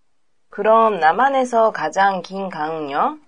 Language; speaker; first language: Korean; non-native, learner; Japanese